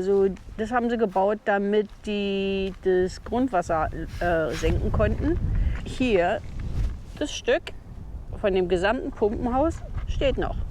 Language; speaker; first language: German; native; German